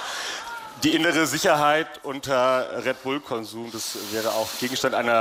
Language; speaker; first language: German; native; German